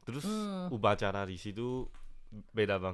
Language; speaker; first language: Indonesian; non-native, fluent; Chinese